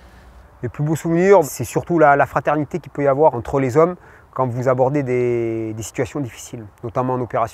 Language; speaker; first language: French; native; French